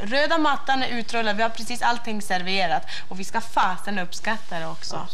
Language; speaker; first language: Swedish; native; Swedish